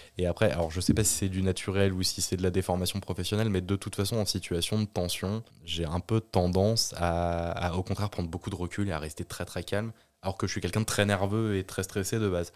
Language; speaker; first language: French; native; French